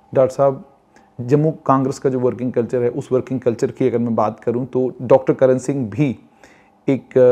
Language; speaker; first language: Hindi; non-native, local second language; Kashmiri